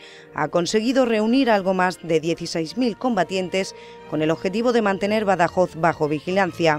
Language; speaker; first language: Spanish; native; Spanish